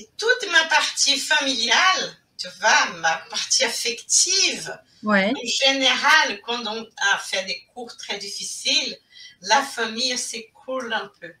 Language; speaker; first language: French; non-native, fluent; Portuguese